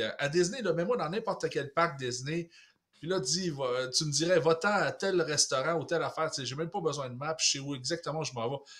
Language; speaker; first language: French; native; French